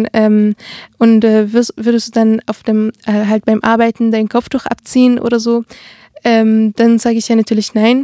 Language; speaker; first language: German; early bilingual, other home language; Arabic